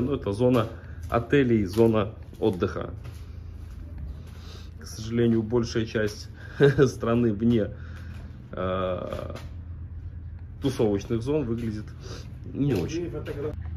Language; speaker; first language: Russian; native; Russian